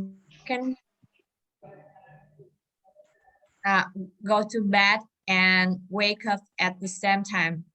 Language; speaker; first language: English; non-native, learner; Vietnamese